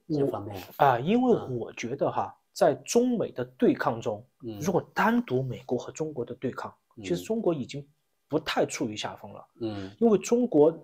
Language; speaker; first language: Chinese; native; Chinese